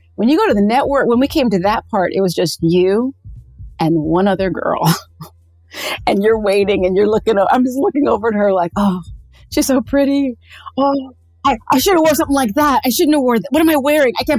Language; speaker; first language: English; native; English